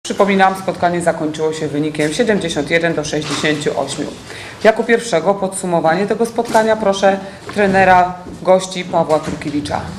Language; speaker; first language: Polish; native; Polish